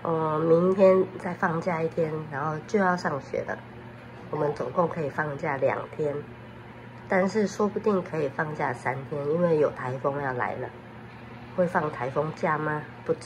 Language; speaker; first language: Chinese; native; Chinese